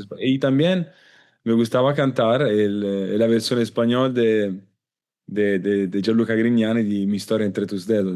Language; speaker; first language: Spanish; non-native, learner; Italian